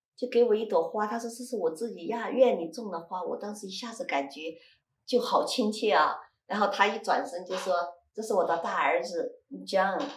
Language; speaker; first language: Chinese; native; Chinese